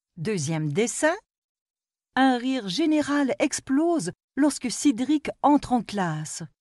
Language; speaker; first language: French; non-native, local second language; Arabic